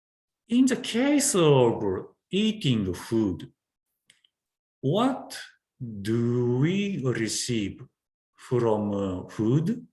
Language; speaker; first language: English; non-native, learner; Japanese